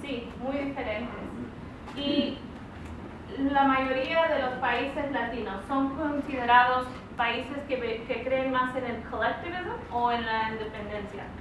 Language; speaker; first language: Spanish; early bilingual, other home language; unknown